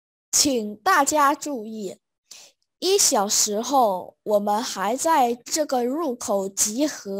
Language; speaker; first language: Chinese; non-native, fluent; Vietnamese